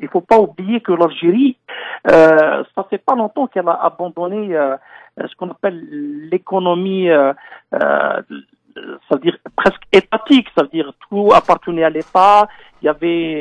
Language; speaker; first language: French; non-native, local second language; Kabyle